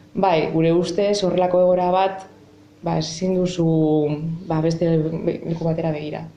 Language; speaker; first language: Basque; non-native, local second language; Spanish